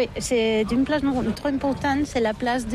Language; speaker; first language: French; non-native, learner; Catalan